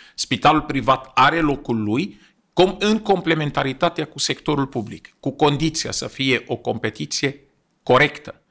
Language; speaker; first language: Romanian; non-native, fluent; Arabic